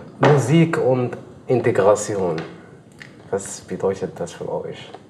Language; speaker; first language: German; native; German